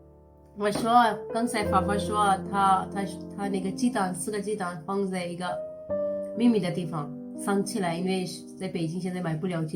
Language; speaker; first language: Chinese; non-native, fluent; Urdu